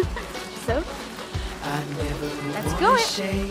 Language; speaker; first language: English; non-native, learner; Indonesian